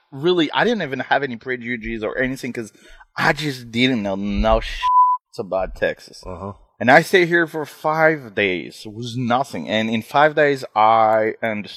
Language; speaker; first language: English; non-native, fluent; French